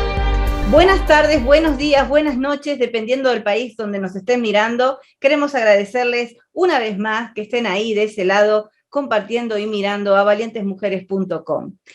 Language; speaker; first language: Spanish; native; Spanish